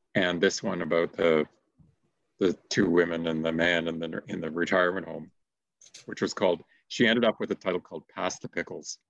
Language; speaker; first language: English; native; English